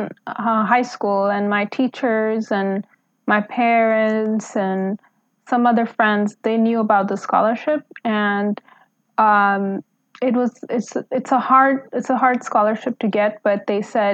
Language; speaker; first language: English; non-native, local second language; Hindi